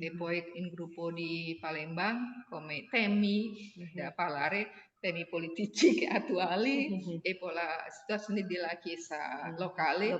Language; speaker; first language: Italian; non-native, learner; Indonesian